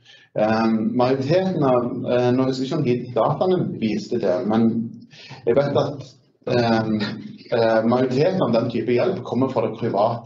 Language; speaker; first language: Norwegian; native; Norwegian